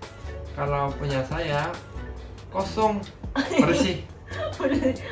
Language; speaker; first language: Indonesian; non-native, learner; Korean